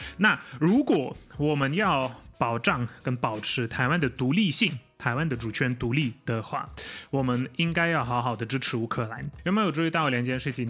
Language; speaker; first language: Chinese; non-native, fluent; Polish